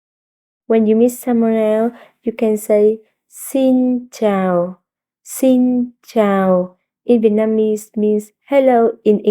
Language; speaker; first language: English; non-native, fluent; Vietnamese